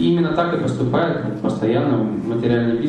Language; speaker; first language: Russian; native; Russian